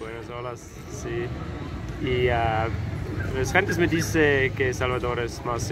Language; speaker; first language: Spanish; non-native, learner; German